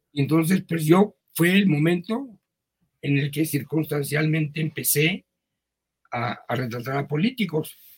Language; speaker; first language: Spanish; early bilingual, other home language; Yiddish